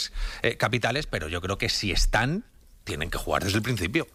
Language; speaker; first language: Spanish; native; Spanish